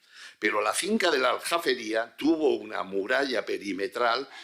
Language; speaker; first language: Spanish; native; Spanish